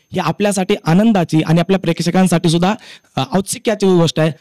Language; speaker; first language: Marathi; native; Marathi